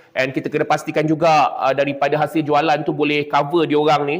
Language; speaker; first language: Malay; native; Malay